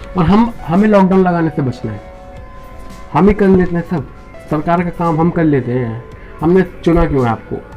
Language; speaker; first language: Hindi; native; Hindi